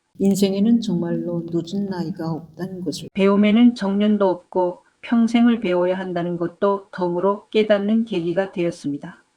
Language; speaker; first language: Korean; native; Korean